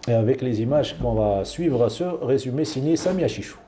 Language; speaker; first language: French; non-native, local second language; Arabic